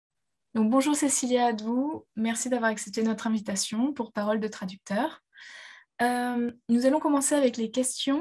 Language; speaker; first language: French; native; French